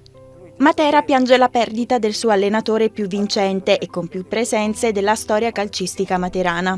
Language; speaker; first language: Italian; native; Italian